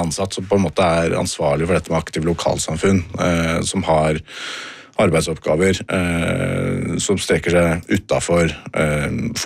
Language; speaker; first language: Norwegian; native; Norwegian